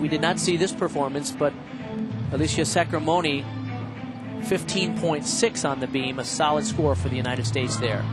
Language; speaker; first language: English; native; English